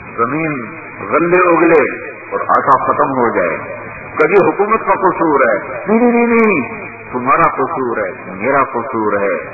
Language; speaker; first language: Urdu; non-native, local second language; Punjabi